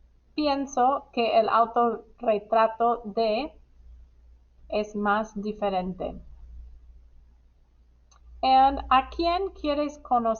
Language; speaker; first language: Spanish; non-native, fluent; English